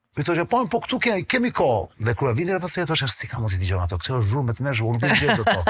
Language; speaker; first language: Albanian; non-native, local second language; Greek